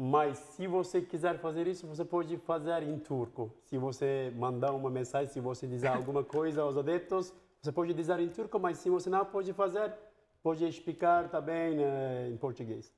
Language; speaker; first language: Portuguese; non-native, fluent; Turkish